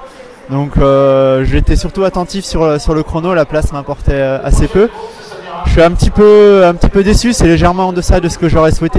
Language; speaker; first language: French; native; French